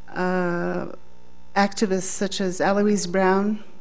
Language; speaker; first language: English; native; English